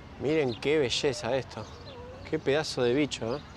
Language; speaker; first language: Spanish; native; Spanish